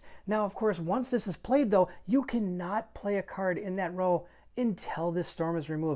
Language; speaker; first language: English; native; English